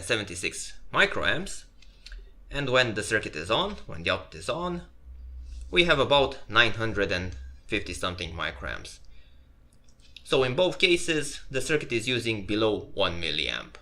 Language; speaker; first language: English; non-native, fluent; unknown